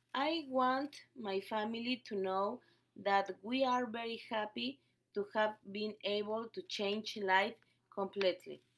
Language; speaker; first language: English; non-native, learner; Spanish